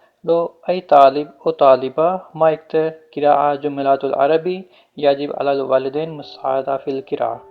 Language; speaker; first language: Arabic; non-native, learner; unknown